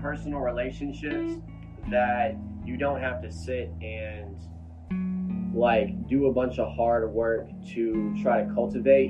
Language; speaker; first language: English; native; English